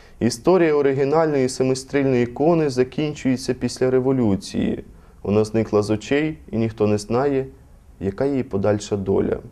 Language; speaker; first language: Ukrainian; native; Ukrainian